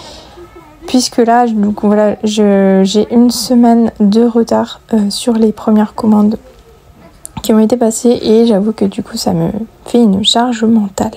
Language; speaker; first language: French; native; French